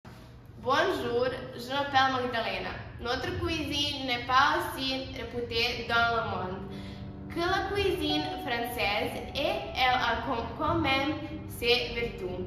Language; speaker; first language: French; non-native, learner; Serbian